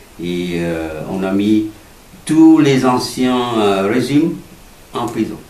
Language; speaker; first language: French; non-native, learner; Vietnamese